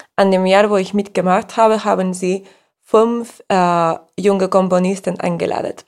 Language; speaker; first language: German; non-native, fluent; Spanish